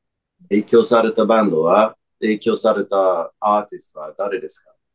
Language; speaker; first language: Japanese; non-native, fluent; English